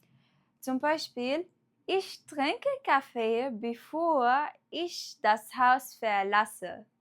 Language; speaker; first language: German; non-native, fluent; Arabic